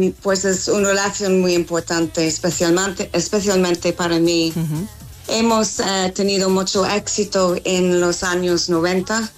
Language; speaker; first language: Spanish; non-native, learner; English